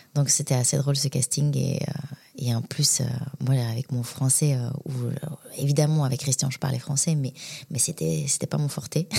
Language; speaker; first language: French; non-native, fluent; Bulgarian